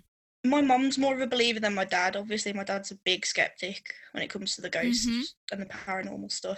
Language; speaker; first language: English; native; English